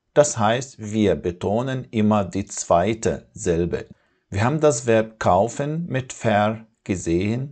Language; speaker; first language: German; non-native, fluent; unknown